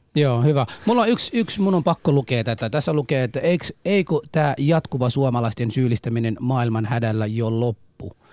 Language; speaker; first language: Finnish; early bilingual, other home language; Somali